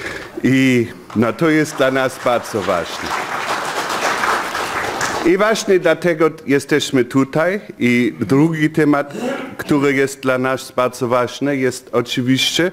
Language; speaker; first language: Polish; non-native, fluent; German